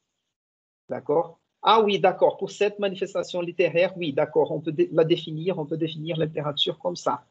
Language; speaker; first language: French; non-native, fluent; Portuguese